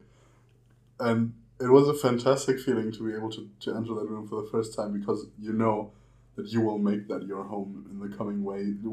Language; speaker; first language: English; non-native, fluent; German